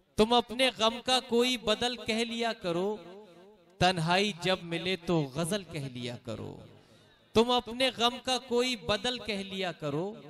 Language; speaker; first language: Urdu; native; Urdu